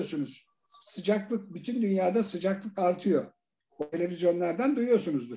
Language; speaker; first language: Turkish; native; Turkish